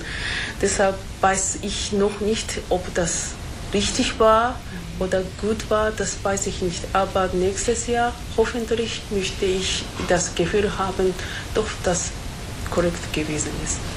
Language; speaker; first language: German; non-native, fluent; Japanese